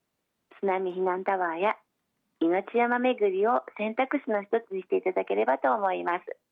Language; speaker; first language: Japanese; native; Japanese